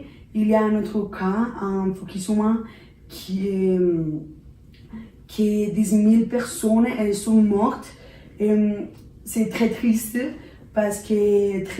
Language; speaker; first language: French; non-native, learner; Spanish